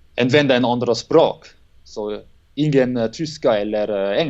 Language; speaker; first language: Swedish; non-native, learner; German